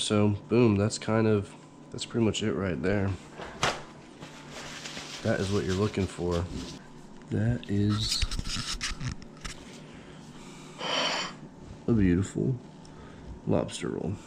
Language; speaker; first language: English; native; English